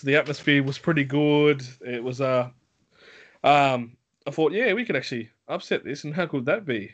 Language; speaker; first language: English; native; English